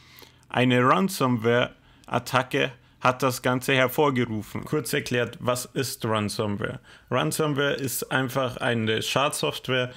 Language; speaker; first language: German; native; German